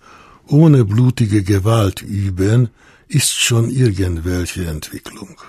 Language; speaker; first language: German; non-native, fluent; Hungarian